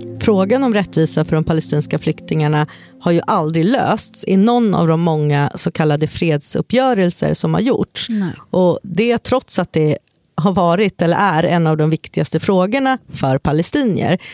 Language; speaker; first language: Swedish; native; Swedish